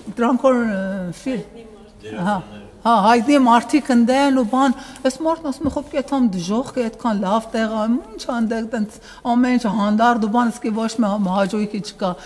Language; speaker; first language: Armenian; early bilingual, heritage; Armenian